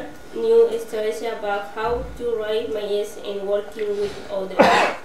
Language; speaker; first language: English; non-native, learner; Spanish